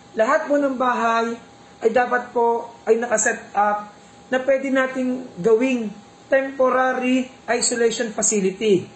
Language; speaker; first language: Filipino; native; Filipino